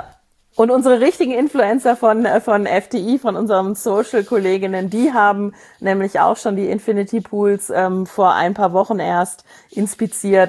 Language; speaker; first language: German; native; German